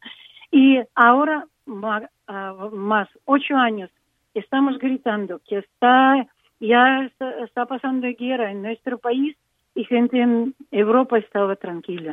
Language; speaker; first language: Spanish; non-native, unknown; Ukrainian